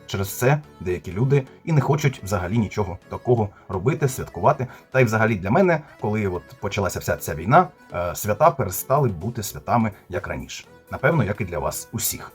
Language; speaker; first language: Ukrainian; non-native, local second language; Russian